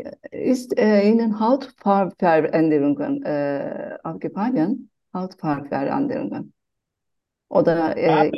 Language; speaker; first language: German; non-native, fluent; Turkish